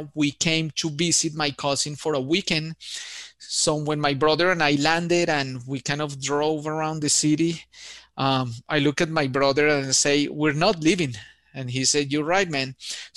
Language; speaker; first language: English; non-native, fluent; Spanish